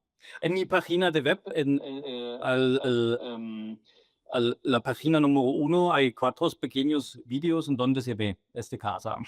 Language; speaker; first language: Spanish; non-native, fluent; German